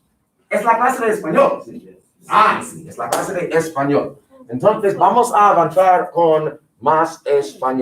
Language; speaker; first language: Spanish; non-native, fluent; English